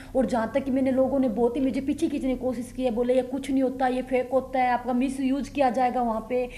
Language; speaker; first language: Hindi; native; Hindi